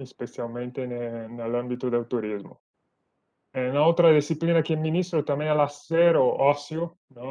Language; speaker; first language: Spanish; non-native, fluent; Portuguese